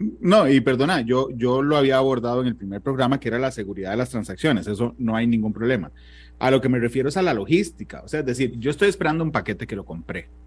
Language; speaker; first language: Spanish; native; Spanish